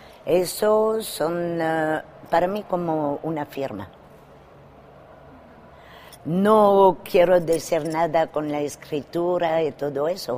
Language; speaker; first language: Spanish; non-native, fluent; French